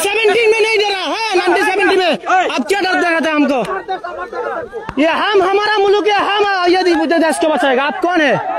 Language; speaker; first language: Hindi; non-native, learner; Bangla